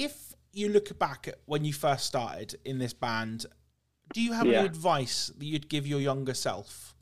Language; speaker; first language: English; native; English